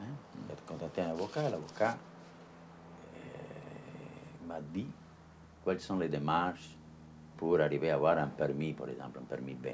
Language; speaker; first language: French; non-native, learner; Italian